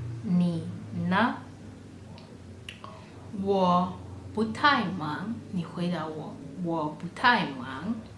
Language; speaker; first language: Chinese; non-native, fluent; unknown